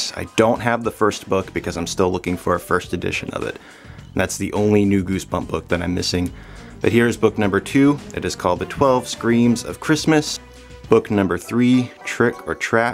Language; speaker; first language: English; native; English